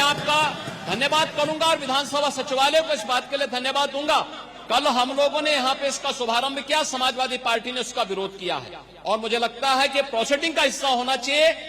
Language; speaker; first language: Hindi; native; Hindi